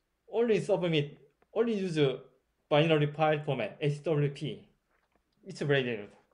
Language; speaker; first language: English; non-native, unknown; Korean